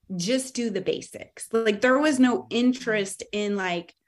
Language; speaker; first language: English; native; English